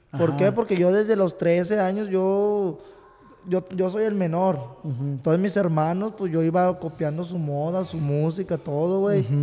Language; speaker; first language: Spanish; native; Spanish